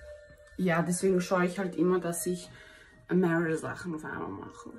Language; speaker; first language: German; early bilingual, heritage; German